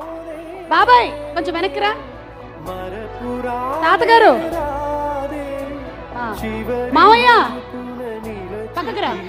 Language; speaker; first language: Telugu; native; Telugu